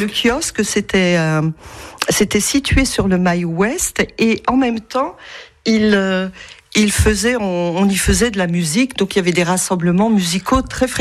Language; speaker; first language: French; native; French